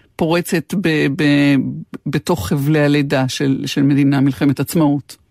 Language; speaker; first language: Hebrew; native; Hebrew